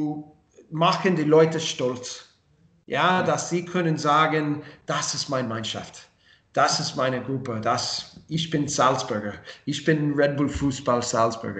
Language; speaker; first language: German; non-native, learner; English